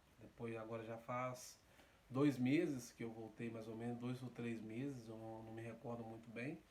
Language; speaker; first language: Portuguese; native; Portuguese